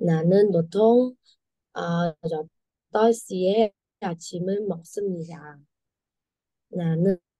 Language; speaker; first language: Korean; non-native, learner; Vietnamese